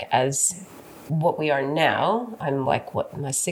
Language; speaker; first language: English; native; English